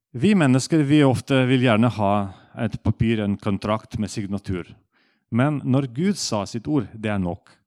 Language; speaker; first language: Norwegian; non-native, fluent; Russian